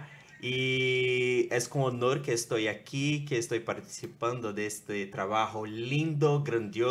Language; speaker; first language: Spanish; non-native, learner; Portuguese